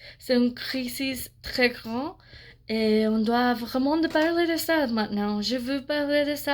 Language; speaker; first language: French; non-native, fluent; English